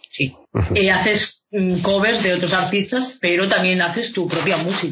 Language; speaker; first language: Spanish; native; Spanish